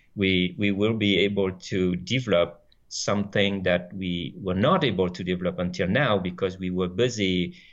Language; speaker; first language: English; non-native, fluent; French